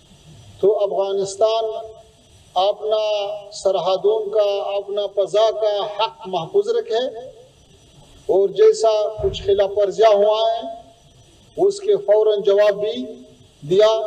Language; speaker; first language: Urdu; non-native, fluent; Pashto